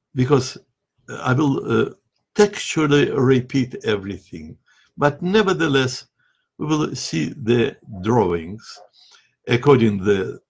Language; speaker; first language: English; non-native, fluent; Russian